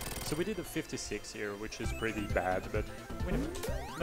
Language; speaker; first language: English; non-native, fluent; French